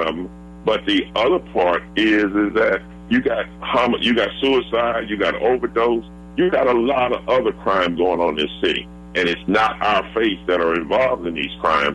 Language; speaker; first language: English; native; English